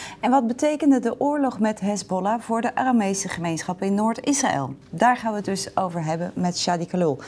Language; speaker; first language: Dutch; native; Dutch